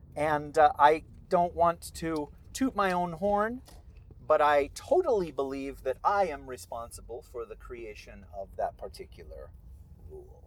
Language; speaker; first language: English; early bilingual, other home language; Spanish